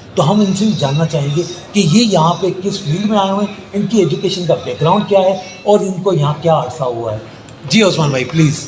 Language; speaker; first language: Urdu; non-native, local second language; Sindhi